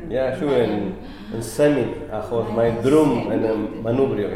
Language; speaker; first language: Welsh; non-native, local second language; Spanish